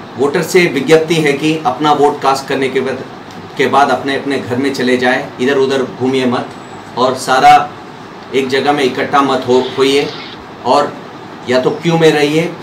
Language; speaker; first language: Hindi; non-native, local second language; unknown